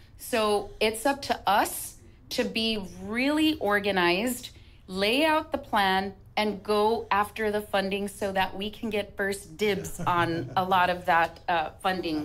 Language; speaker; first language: English; native; English